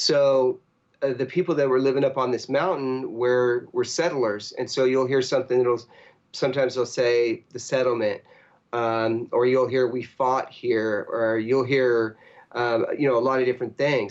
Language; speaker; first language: English; native; English